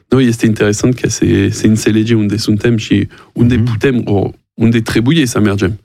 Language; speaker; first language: Romanian; non-native, learner; French